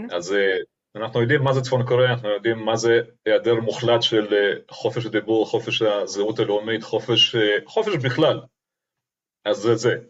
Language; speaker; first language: Hebrew; non-native, fluent; Russian